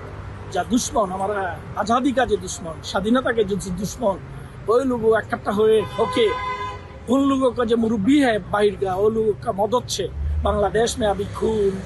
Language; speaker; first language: Hindi; non-native, learner; Bangla